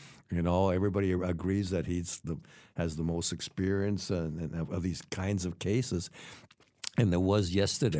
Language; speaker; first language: English; native; English